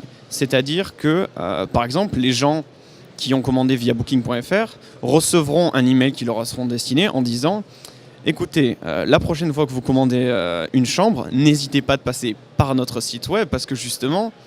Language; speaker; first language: French; native; French